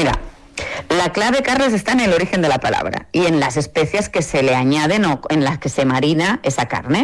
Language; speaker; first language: Spanish; native; Spanish